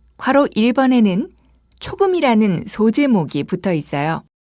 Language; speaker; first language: Korean; native; Korean